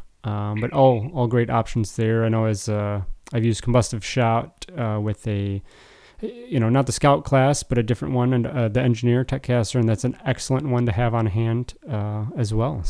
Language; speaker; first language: English; native; English